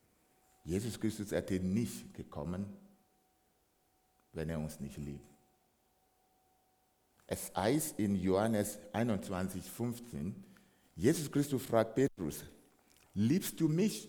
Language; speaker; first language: German; non-native, fluent; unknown